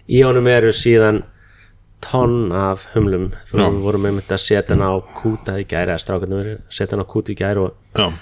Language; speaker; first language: Icelandic; non-native, fluent; English